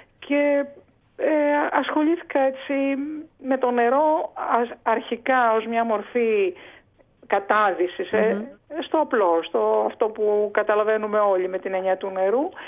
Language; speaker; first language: Greek; native; Greek